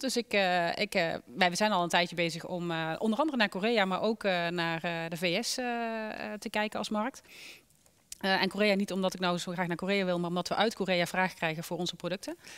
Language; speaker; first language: Dutch; native; Dutch